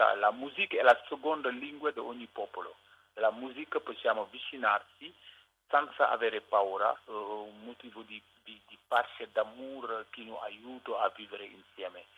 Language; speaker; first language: Italian; non-native, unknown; Wolof